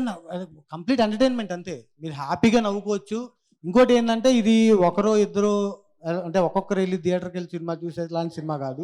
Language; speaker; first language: Telugu; native; Telugu